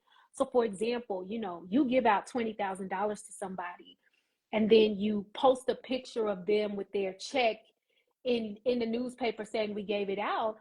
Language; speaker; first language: English; native; English